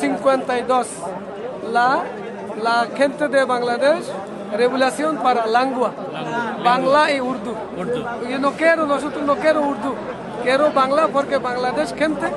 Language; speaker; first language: Spanish; non-native, learner; Bangla